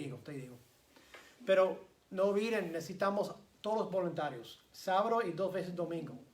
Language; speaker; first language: Spanish; non-native, fluent; English